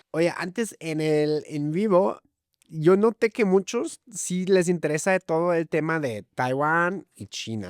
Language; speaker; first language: Spanish; native; Spanish